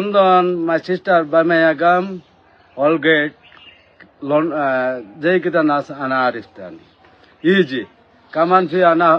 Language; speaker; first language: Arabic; non-native, learner; Bangla